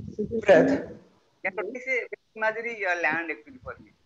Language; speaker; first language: English; non-native, local second language; Odia